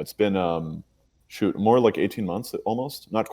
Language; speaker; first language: English; native; English